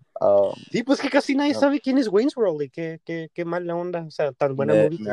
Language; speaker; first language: Spanish; early bilingual, heritage; Spanish